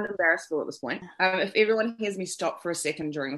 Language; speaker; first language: English; native; English